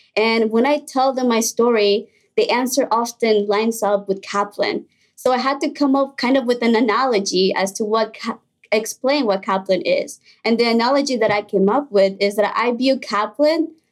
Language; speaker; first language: English; early bilingual, other home language; Spanish